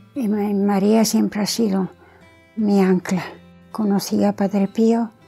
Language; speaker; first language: Spanish; non-native, fluent; Italian